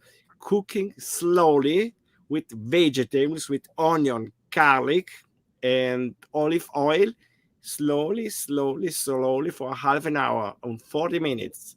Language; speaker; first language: English; non-native, learner; German